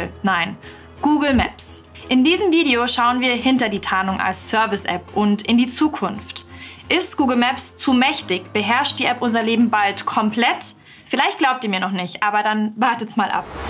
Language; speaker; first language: German; native; German